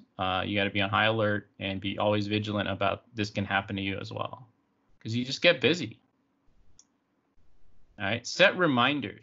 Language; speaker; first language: English; native; English